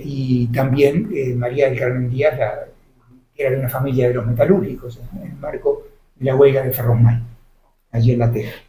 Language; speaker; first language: Spanish; native; Spanish